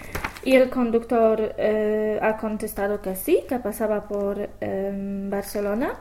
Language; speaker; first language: Spanish; non-native, fluent; English